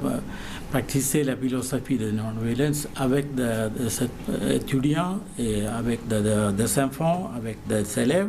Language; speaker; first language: French; non-native, learner; Malayalam